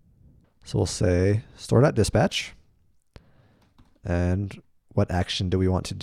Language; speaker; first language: English; native; English